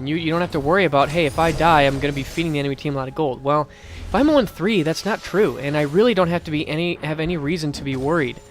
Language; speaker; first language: English; native; English